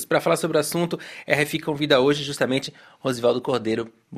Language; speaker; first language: Portuguese; native; Portuguese